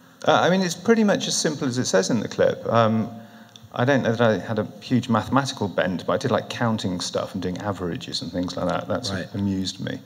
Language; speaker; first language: English; native; English